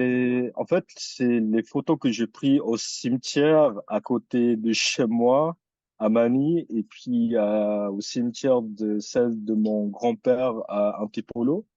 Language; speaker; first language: French; early bilingual, other home language; Filipino